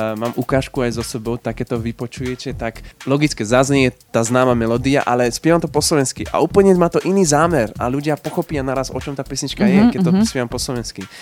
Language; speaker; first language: Slovak; non-native, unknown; Dutch